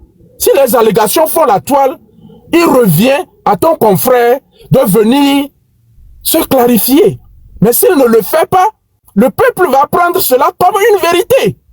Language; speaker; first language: French; non-native, local second language; Ewe